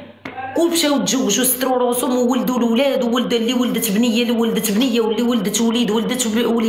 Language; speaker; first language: Arabic; native; Arabic